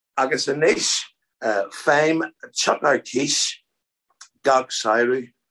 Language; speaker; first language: Irish; non-native, local second language; English